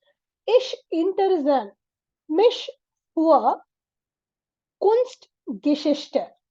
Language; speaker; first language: German; non-native, learner; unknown